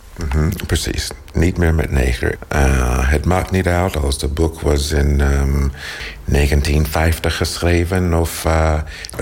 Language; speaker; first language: Dutch; non-native, learner; English